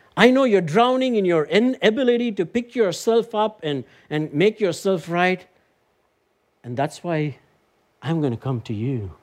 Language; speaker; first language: English; non-native, local second language; Tamil